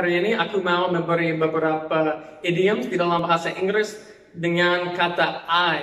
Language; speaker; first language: Indonesian; non-native, fluent; English